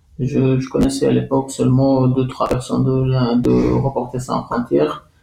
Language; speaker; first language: French; non-native, fluent; Kurdish